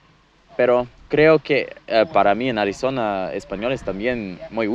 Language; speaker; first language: Spanish; non-native, fluent; English